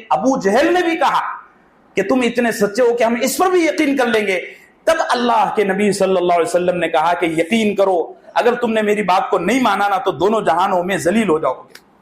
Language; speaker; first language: Urdu; native; Urdu